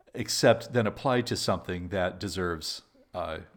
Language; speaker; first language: English; native; English